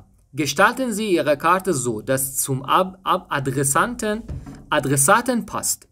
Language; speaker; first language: German; non-native, fluent; Persian